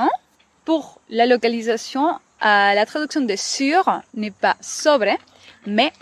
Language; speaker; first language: French; non-native, fluent; Spanish